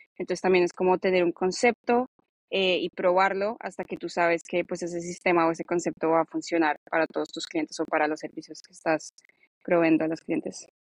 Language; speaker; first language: Spanish; native; Spanish